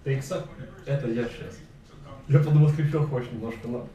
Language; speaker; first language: Russian; early bilingual, heritage; Russian